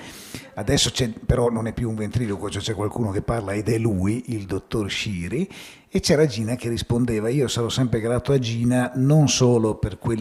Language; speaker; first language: Italian; native; Italian